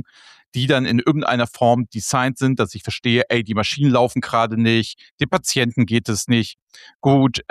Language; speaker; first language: German; native; German